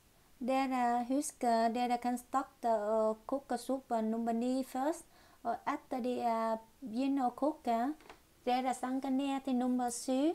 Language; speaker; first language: Norwegian; non-native, learner; Vietnamese